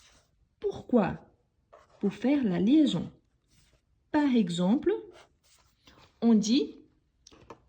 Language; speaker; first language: French; non-native, fluent; Portuguese